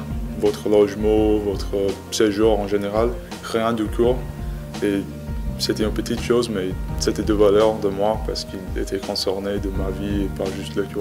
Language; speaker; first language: French; non-native, fluent; English